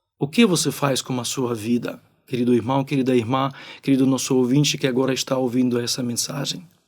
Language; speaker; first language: Portuguese; non-native, fluent; Ukrainian